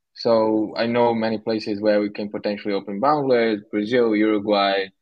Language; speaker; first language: English; non-native, fluent; Portuguese